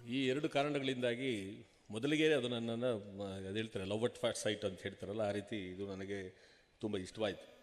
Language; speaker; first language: Kannada; native; Kannada